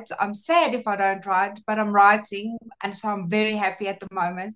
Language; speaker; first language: English; non-native, local second language; Afrikaans